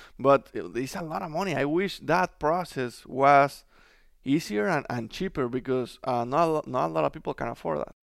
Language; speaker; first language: English; non-native, fluent; Spanish